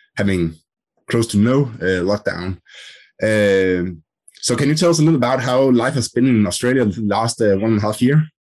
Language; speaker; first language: English; non-native, fluent; Danish